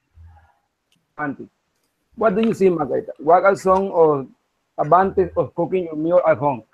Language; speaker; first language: English; non-native, learner; Spanish